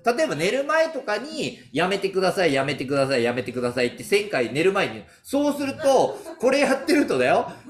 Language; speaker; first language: Japanese; native; Japanese